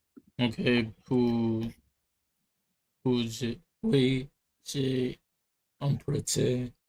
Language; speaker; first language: French; non-native, learner; English